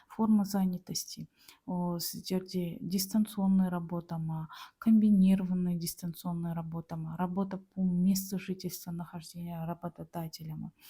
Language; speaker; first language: Russian; non-native, local second language; Kazakh